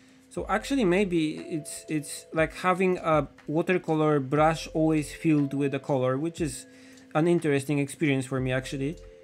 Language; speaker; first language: English; non-native, fluent; Polish